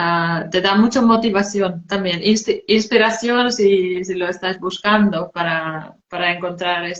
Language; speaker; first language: Spanish; non-native, fluent; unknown